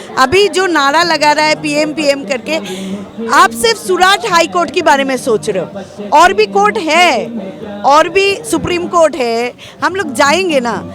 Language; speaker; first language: Hindi; non-native, local second language; Bangla